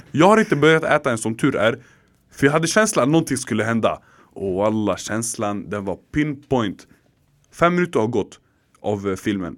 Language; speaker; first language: Swedish; early bilingual, other home language; Arabic